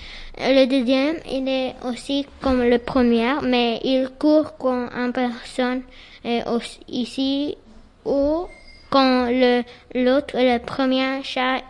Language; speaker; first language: French; non-native, learner; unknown